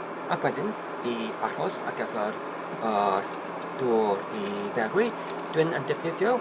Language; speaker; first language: Welsh; non-native, learner; Polish